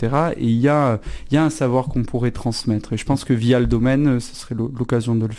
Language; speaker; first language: French; native; French